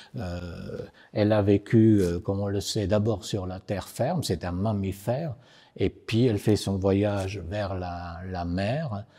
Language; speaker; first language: French; non-native, local second language; Italian